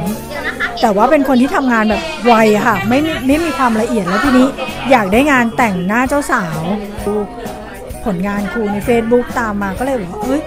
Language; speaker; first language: Thai; native; Thai